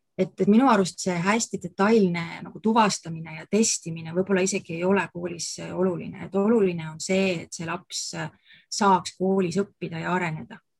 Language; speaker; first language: Estonian; native; Estonian